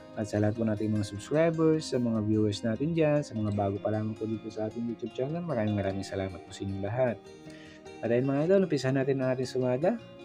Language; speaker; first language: Filipino; native; Filipino